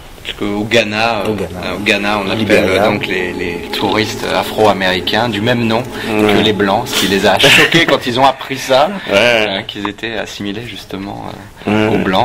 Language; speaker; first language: French; native; French